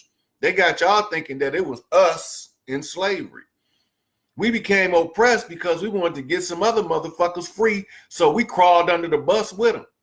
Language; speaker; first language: English; native; English